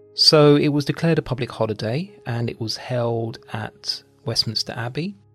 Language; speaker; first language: English; native; English